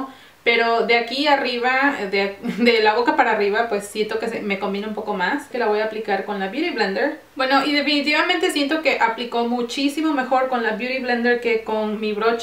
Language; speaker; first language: Spanish; early bilingual, heritage; Spanish